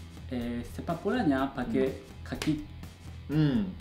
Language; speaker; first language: Indonesian; non-native, learner; Japanese